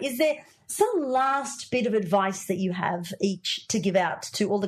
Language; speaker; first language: English; native; English